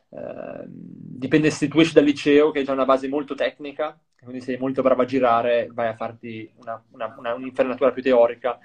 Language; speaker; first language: Italian; native; Italian